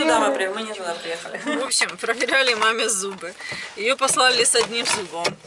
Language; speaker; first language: Russian; native; Russian